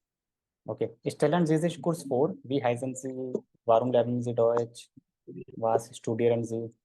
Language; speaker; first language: German; non-native, fluent; Hindi